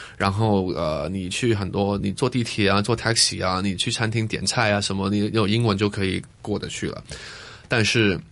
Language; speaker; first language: Chinese; non-native, fluent; Cantonese